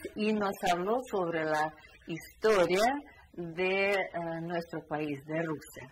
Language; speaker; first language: Spanish; non-native, fluent; Russian